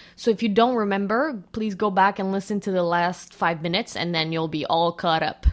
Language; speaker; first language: English; native; English